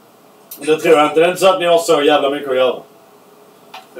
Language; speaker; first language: Swedish; native; Swedish